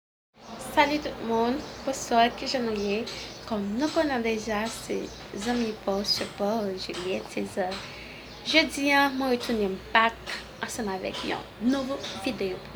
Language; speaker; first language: French; non-native, local second language; Haitian Creole